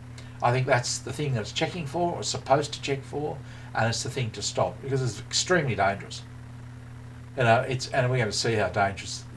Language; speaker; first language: English; native; English